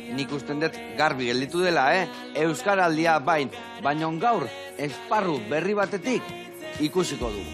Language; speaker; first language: Basque; native; Basque